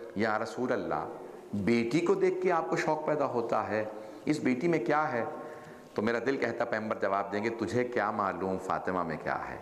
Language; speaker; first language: Urdu; native; Urdu